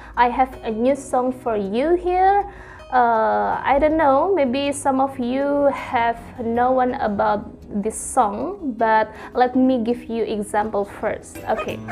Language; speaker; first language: English; non-native, fluent; Indonesian